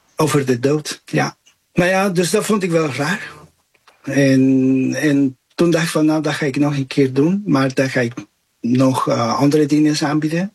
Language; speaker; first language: Dutch; non-native, fluent; Spanish